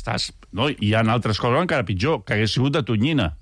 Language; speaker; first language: Catalan; native; Catalan